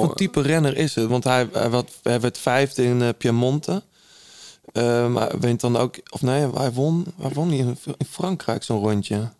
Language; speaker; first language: Dutch; native; Dutch